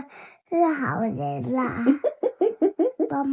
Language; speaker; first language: Chinese; early bilingual, heritage; Chinese